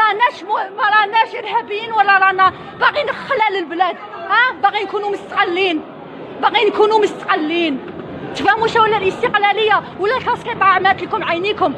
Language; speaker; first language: Arabic; native; Arabic